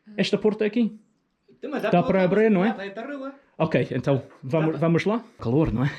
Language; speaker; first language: Portuguese; non-native, learner; English